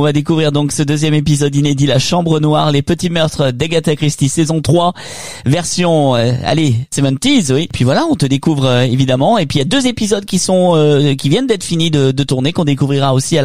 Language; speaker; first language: French; native; French